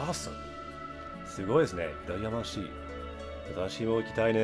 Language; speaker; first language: Japanese; non-native, fluent; English